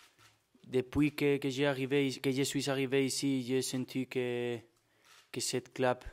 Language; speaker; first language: French; non-native, fluent; Spanish